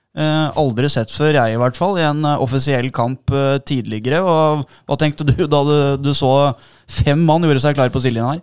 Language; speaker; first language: Norwegian; native; Norwegian